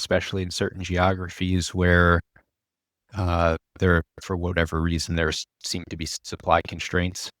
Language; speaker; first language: English; native; English